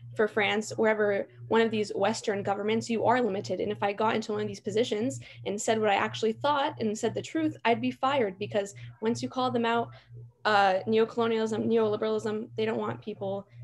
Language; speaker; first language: English; native; English